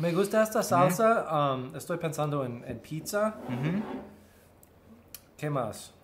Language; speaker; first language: Spanish; early bilingual, heritage; Spanish